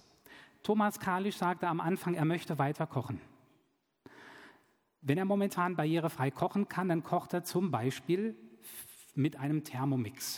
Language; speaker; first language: German; native; German